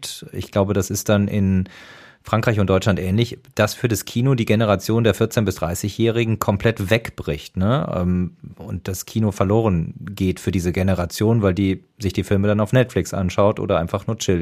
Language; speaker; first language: German; native; German